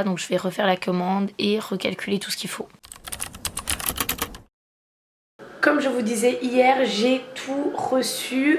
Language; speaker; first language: French; native; French